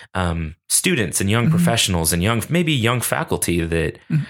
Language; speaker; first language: English; native; English